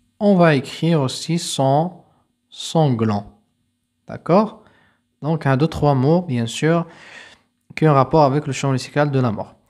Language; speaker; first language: French; non-native, local second language; Arabic